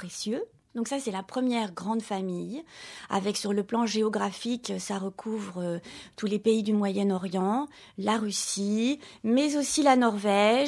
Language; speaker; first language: French; native; French